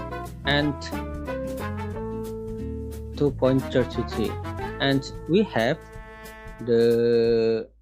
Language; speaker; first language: English; non-native, learner; Indonesian